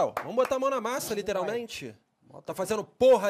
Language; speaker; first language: Portuguese; native; Portuguese